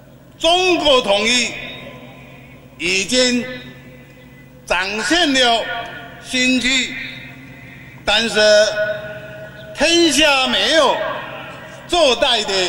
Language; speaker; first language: Chinese; non-native, local second language; Min Nan Chinese